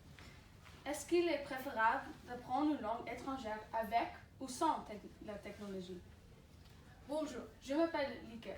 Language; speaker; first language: French; non-native, learner; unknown